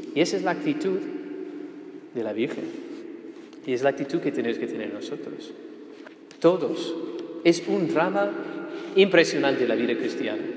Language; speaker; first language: Spanish; non-native, fluent; English